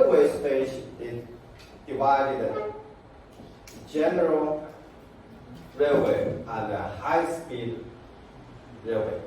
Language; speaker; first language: English; non-native, fluent; Chinese